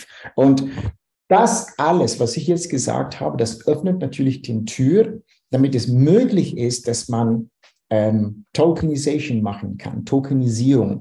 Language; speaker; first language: German; non-native, fluent; Dutch